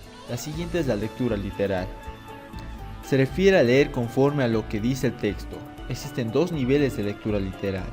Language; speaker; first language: Spanish; native; Spanish